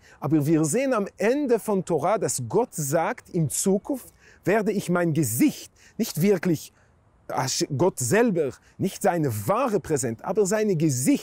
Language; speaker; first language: German; non-native, fluent; Hebrew